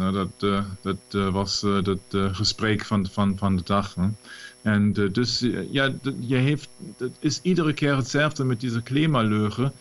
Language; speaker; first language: Dutch; non-native, fluent; German